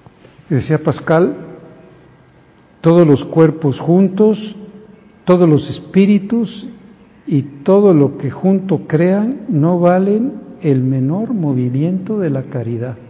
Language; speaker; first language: Spanish; native; Spanish